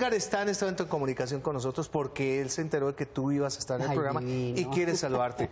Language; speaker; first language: Spanish; native; Spanish